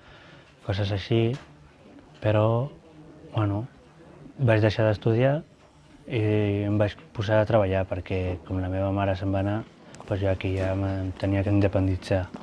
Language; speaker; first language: Catalan; early bilingual, other home language; Filipino